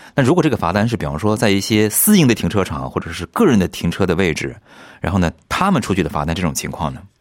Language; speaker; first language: Chinese; native; Chinese